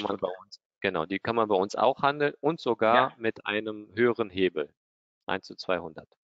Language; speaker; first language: German; native; German